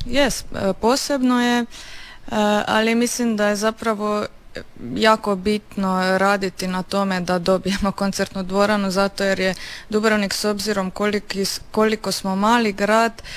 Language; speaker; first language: Serbian; native; Serbian